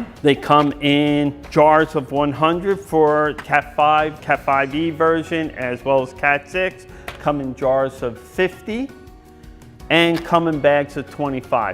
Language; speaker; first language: English; native; English